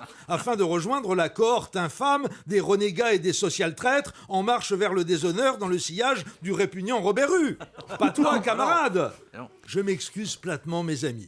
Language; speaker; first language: French; native; French